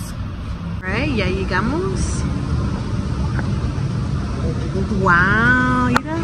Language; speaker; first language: Spanish; early bilingual, heritage; Spanish